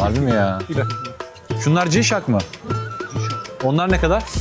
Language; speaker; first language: Turkish; native; Turkish